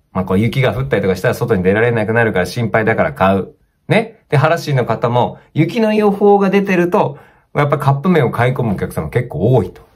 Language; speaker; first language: Japanese; native; Japanese